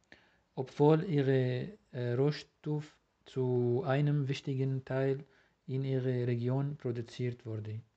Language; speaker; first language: German; non-native, learner; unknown